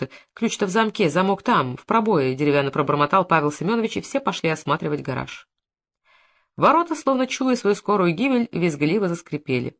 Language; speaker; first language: Russian; native; Russian